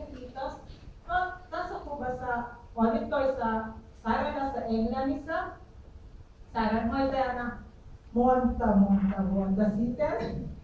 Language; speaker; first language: Finnish; non-native, learner; Filipino